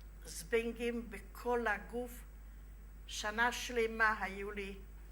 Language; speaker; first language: Hebrew; non-native, fluent; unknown